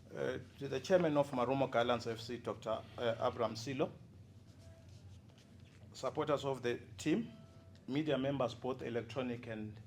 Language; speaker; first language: English; non-native, local second language; Zulu